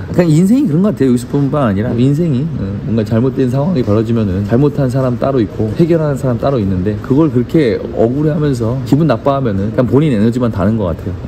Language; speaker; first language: Korean; native; Korean